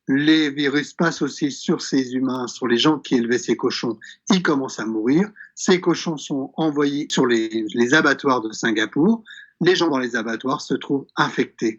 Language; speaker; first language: French; native; French